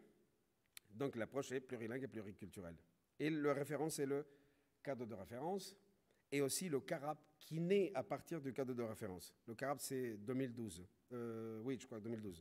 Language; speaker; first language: French; non-native, fluent; Spanish